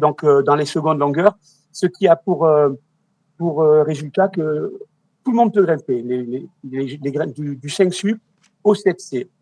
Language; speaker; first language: French; native; French